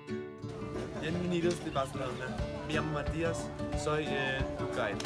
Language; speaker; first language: Spanish; non-native, learner; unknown